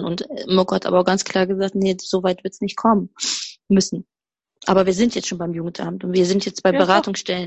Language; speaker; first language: German; native; German